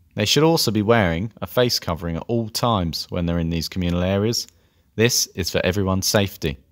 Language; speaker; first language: English; native; English